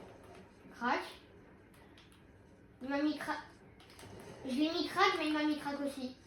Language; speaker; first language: French; native; French